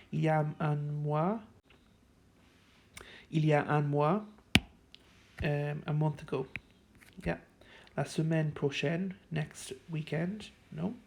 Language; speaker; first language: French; non-native, fluent; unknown